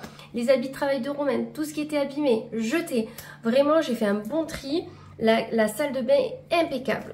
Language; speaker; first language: French; native; French